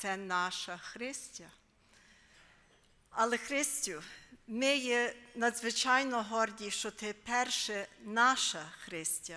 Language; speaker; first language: Ukrainian; early bilingual, heritage; Ukrainian